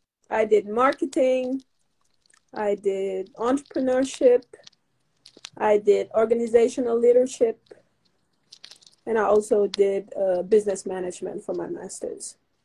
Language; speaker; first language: English; non-native, fluent; Wolof